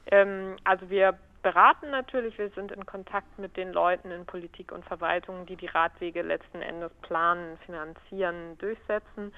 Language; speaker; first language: German; native; German